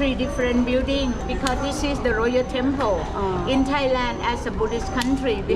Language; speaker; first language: English; non-native, fluent; Thai